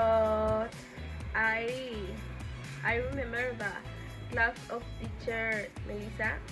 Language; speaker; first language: English; non-native, learner; Spanish